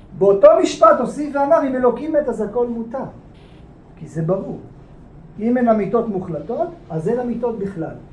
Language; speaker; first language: Hebrew; native; Hebrew